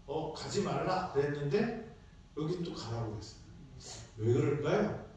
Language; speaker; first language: Korean; native; Korean